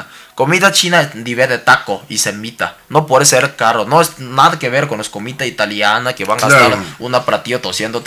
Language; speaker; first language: Spanish; non-native, learner; Cantonese